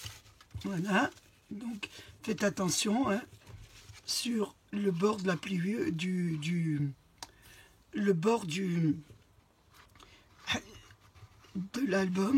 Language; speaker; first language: French; native; French